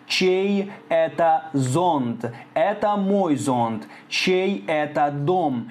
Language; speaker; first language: Russian; non-native, fluent; Tajik